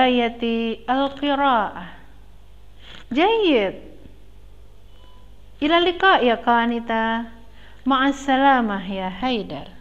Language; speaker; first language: Arabic; non-native, learner; Indonesian